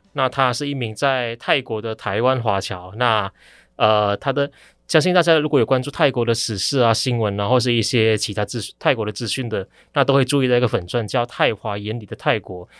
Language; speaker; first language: Chinese; native; Chinese